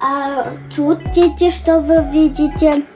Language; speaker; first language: Russian; non-native, local second language; Kyrgyz